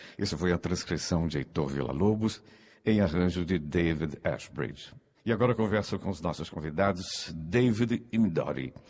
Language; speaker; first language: Portuguese; native; Portuguese